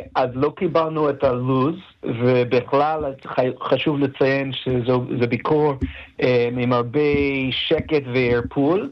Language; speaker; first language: Hebrew; non-native, fluent; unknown